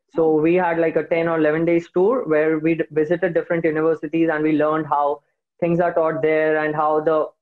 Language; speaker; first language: English; non-native, local second language; Hindi